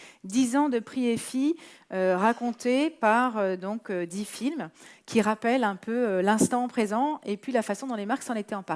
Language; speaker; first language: French; native; French